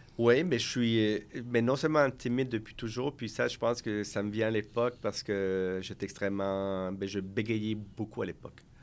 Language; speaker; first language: French; early bilingual, other home language; Spanish